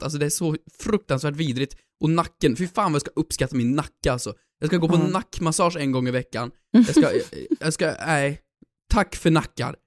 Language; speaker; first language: Swedish; native; Swedish